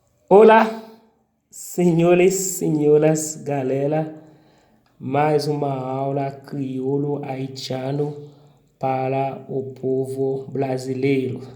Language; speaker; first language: Portuguese; non-native, fluent; Haitian Creole